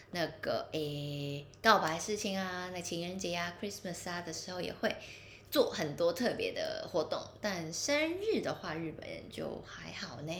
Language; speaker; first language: Chinese; non-native, local second language; Cantonese